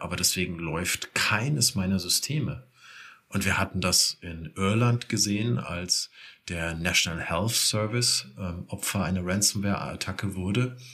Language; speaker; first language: German; native; German